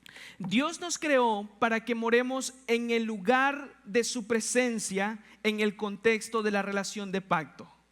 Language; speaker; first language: Spanish; native; Spanish